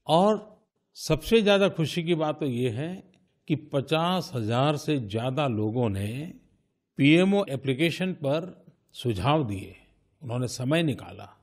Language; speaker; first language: Hindi; non-native, local second language; Gujarati